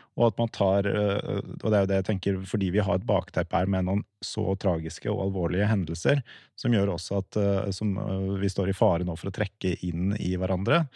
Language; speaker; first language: Norwegian; native; Norwegian